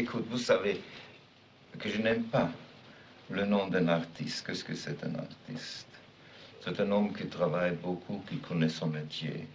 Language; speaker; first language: French; non-native, fluent; German